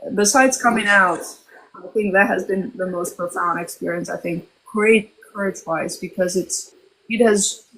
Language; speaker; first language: English; early bilingual, other home language; Albanian